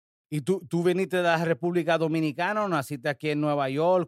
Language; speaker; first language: Spanish; early bilingual, heritage; Spanish